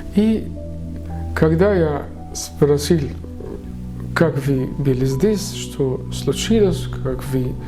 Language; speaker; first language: Russian; non-native, learner; Arabic